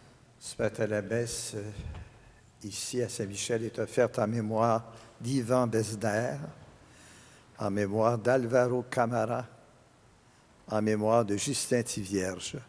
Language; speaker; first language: French; native; French